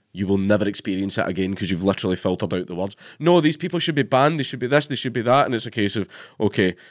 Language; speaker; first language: English; native; English